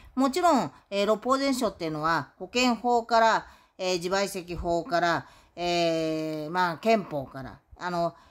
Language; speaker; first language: Japanese; native; Japanese